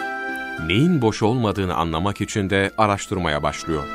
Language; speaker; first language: Turkish; native; Turkish